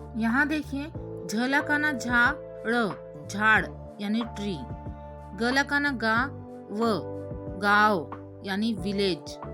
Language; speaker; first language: Urdu; native; Urdu